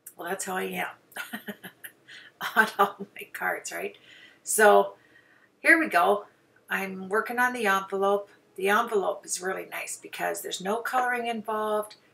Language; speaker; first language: English; native; English